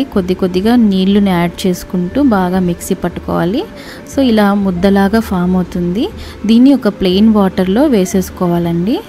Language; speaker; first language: Telugu; native; Telugu